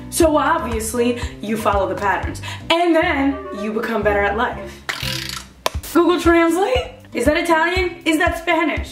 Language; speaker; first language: English; early bilingual, other home language; Portuguese